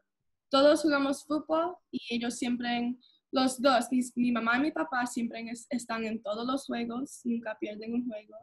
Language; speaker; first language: Spanish; early bilingual, heritage; English